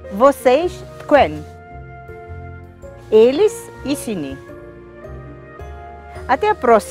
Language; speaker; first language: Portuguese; non-native, fluent; Georgian